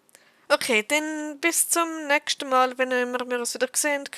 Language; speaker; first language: German; native; German